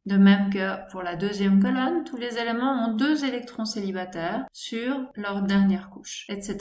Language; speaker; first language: French; native; French